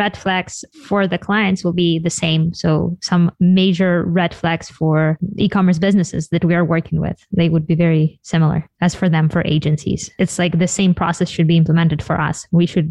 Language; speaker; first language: English; non-native, fluent; Ukrainian